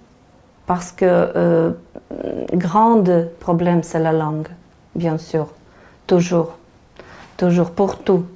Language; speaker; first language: French; non-native, learner; Ukrainian